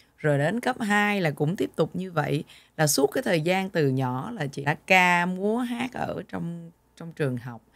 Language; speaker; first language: Vietnamese; native; Vietnamese